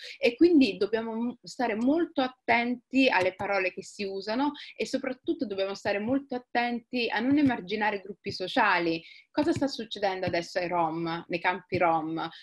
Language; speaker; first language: Italian; early bilingual, other home language; Somali